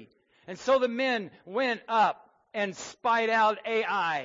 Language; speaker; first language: English; native; English